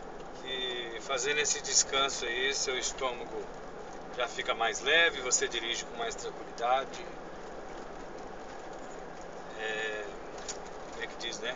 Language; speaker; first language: Portuguese; native; Portuguese